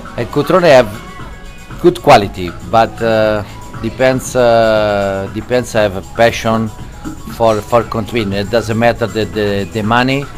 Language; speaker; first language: English; non-native, learner; Italian